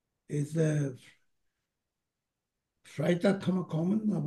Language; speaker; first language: German; non-native, learner; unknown